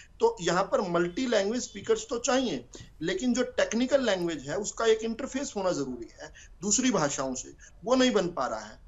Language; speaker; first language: Hindi; native; Hindi